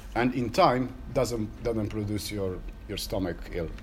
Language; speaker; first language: English; non-native, learner; Romanian